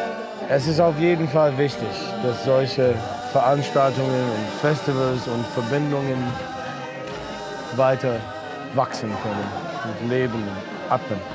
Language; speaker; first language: German; non-native, fluent; English